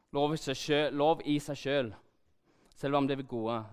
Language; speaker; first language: Norwegian; non-native, learner; English